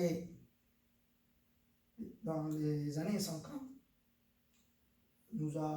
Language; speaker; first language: French; non-native, fluent; Spanish